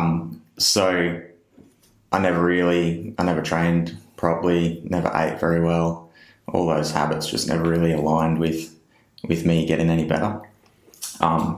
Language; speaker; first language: English; native; English